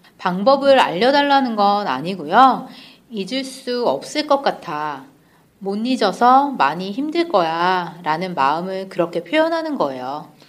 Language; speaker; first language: Korean; native; Korean